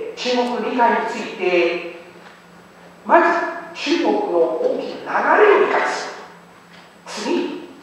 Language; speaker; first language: Japanese; non-native, fluent; Chinese